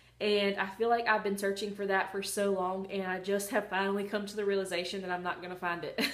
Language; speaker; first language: English; native; English